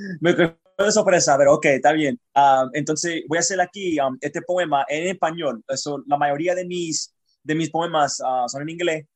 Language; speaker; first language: Spanish; early bilingual, heritage; Spanish